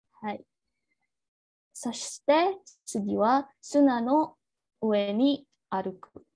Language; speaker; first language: Japanese; non-native, learner; Indonesian